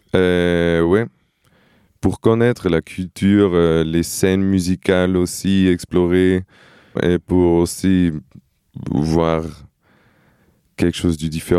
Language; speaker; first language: French; non-native, fluent; Portuguese